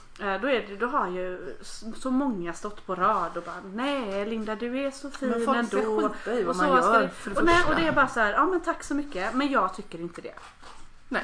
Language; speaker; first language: Swedish; native; Swedish